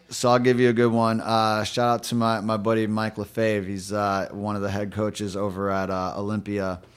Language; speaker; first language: English; native; English